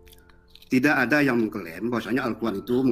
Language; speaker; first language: Indonesian; native; Indonesian